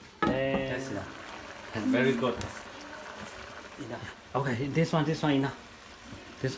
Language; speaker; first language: English; non-native, learner; Chinese